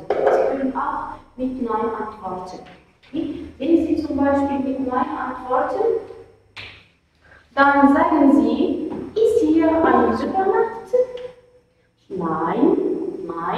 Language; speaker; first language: German; non-native, fluent; Arabic